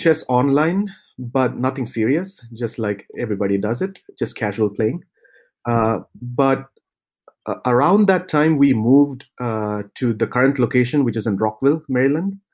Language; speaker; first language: English; non-native, local second language; Malayalam